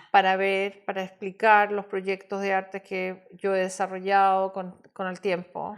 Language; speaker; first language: Spanish; native; Spanish